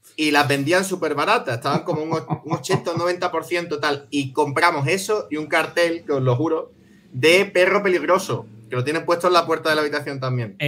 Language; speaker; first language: Spanish; native; Spanish